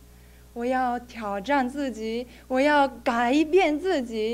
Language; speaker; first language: Chinese; non-native, fluent; Japanese